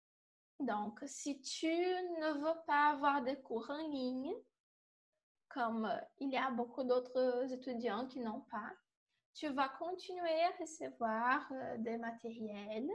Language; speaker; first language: French; non-native, fluent; Portuguese